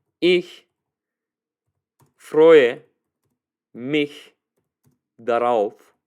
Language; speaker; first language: German; non-native, fluent; Turkish